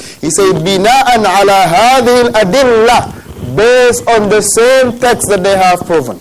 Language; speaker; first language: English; non-native, fluent; Arabic